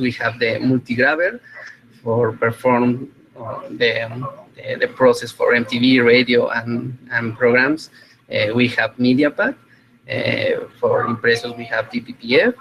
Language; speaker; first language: English; non-native, fluent; Spanish